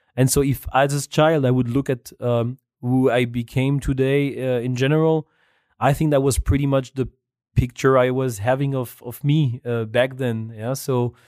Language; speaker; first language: English; non-native, fluent; French